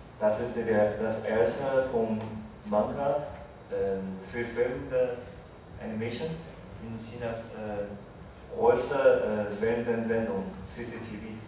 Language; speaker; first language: German; non-native, fluent; Chinese